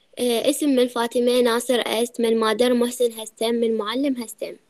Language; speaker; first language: Persian; non-native, learner; Arabic